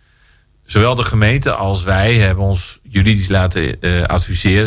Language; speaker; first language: Dutch; native; Dutch